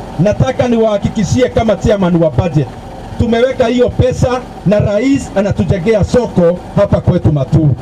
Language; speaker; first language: Swahili; non-native, local second language; Kikuyu